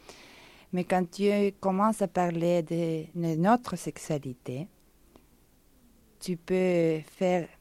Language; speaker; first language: French; non-native, fluent; Spanish